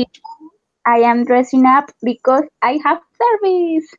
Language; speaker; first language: English; non-native, learner; Spanish